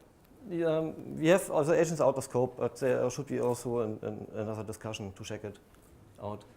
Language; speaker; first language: English; non-native, fluent; German